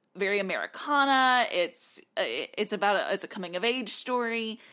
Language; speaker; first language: English; native; English